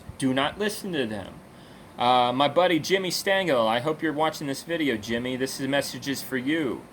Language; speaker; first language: English; native; English